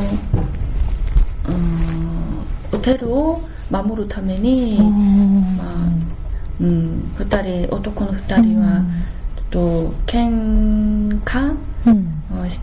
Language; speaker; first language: Japanese; non-native, learner; Korean